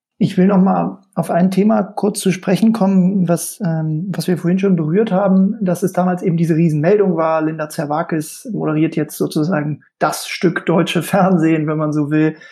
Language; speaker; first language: German; native; German